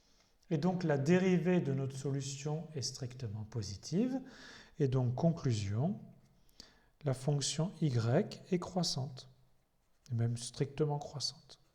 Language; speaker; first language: French; native; French